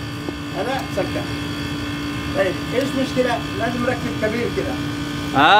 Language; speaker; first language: Arabic; non-native, learner; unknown